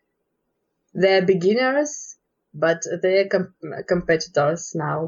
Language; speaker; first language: English; non-native, learner; Russian